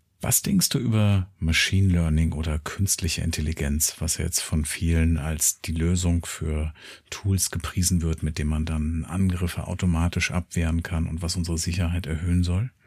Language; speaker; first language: German; native; German